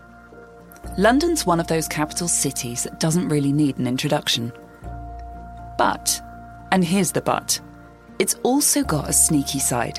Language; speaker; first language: English; native; English